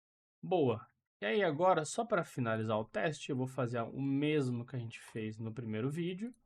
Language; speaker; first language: Portuguese; native; Portuguese